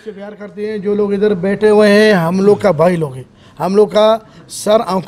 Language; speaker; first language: Hindi; non-native, fluent; Arabic